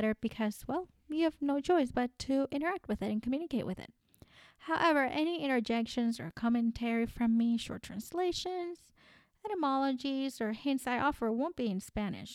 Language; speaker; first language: English; non-native, fluent; Spanish